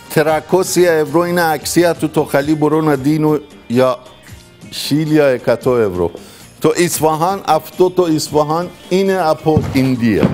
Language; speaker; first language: Greek; non-native, fluent; Persian